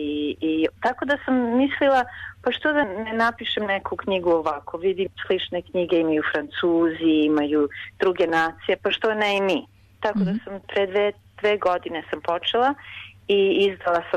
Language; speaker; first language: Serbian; early bilingual, heritage; Serbian